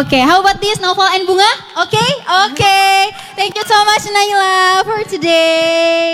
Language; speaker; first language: English; non-native, fluent; Indonesian